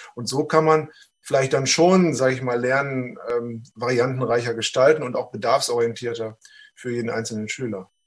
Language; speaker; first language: German; native; German